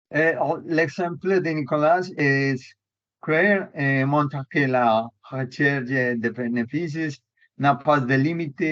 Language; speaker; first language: French; non-native, learner; Spanish